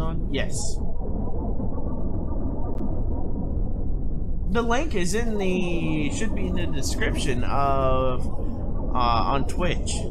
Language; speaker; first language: English; early bilingual, other home language; French